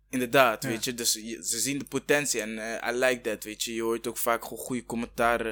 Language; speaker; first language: Dutch; early bilingual, other home language; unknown